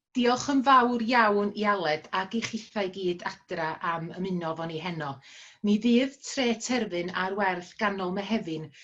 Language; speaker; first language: Welsh; native; Welsh